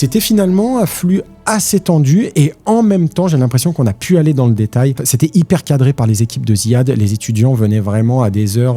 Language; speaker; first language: French; native; French